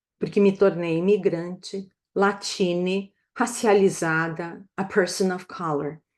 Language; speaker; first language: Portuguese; native; Portuguese